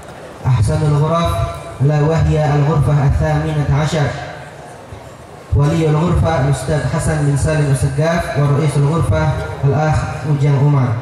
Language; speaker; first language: Arabic; non-native, fluent; Indonesian